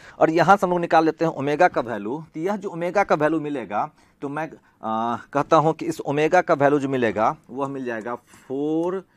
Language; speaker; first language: Hindi; native; Hindi